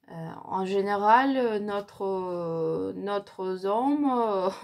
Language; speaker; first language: French; non-native, learner; Ukrainian